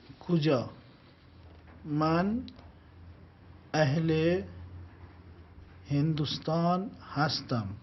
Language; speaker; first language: Persian; non-native, learner; Urdu